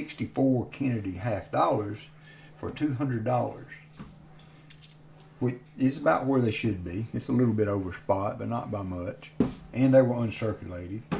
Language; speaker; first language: English; native; English